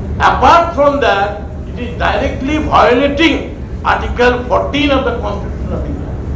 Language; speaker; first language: English; non-native, local second language; Bangla